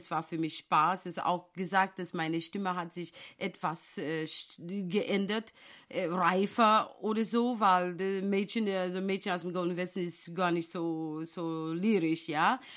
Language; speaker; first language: German; non-native, fluent; English